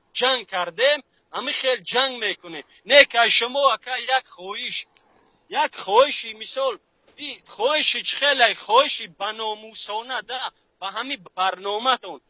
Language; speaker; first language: Tajik; non-native, local second language; Shughni